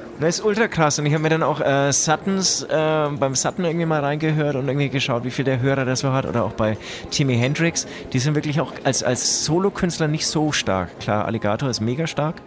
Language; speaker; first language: German; native; German